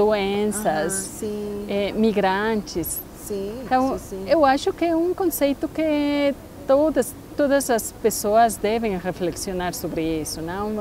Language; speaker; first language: Portuguese; non-native, fluent; Spanish